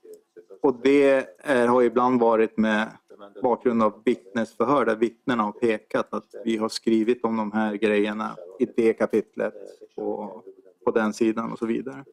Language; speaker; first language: Swedish; native; Swedish